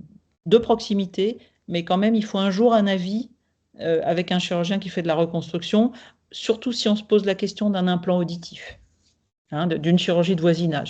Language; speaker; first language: French; native; French